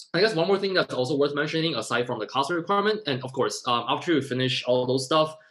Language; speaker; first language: English; non-native, fluent; Chinese